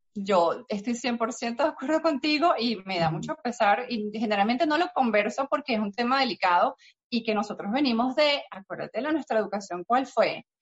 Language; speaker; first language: Spanish; native; Spanish